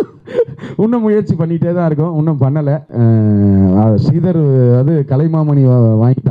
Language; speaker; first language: Tamil; native; Tamil